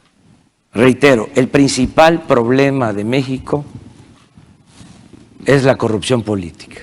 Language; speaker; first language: Spanish; native; Spanish